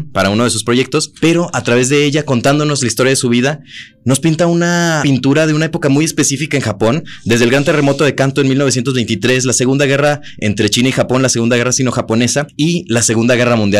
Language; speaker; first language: Spanish; native; Spanish